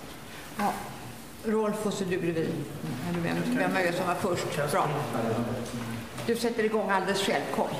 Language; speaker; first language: Swedish; native; Swedish